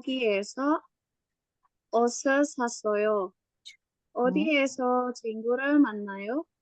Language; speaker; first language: Korean; non-native, learner; Indonesian